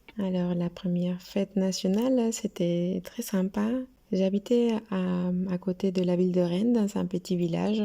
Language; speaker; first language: French; non-native, fluent; Spanish